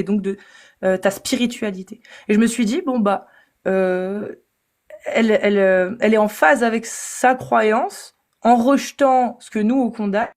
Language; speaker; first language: French; native; French